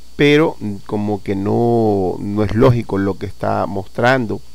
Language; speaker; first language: Spanish; native; Spanish